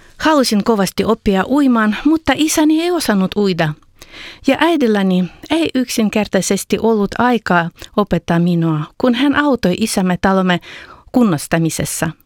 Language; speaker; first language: Finnish; non-native, fluent; Ukrainian